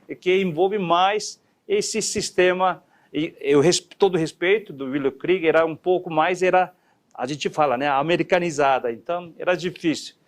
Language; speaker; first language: Portuguese; non-native, fluent; Korean